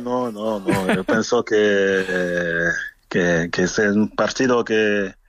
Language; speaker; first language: Spanish; non-native, fluent; French